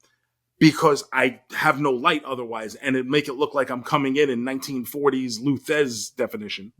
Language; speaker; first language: English; native; English